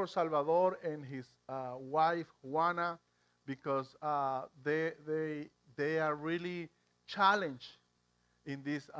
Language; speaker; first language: English; non-native, fluent; Spanish